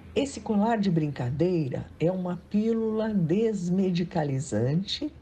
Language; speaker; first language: Portuguese; native; Portuguese